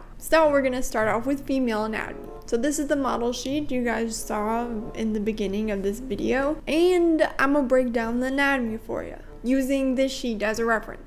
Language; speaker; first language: English; native; English